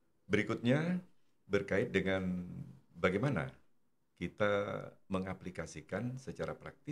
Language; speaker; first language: Indonesian; non-native, local second language; Javanese